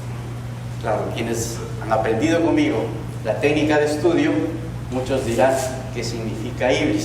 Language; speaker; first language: Spanish; native; Spanish